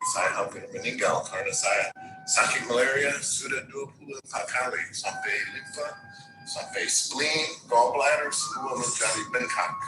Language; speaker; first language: Indonesian; non-native, fluent; English